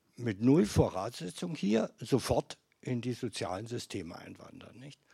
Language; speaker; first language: German; non-native, fluent; Bosnian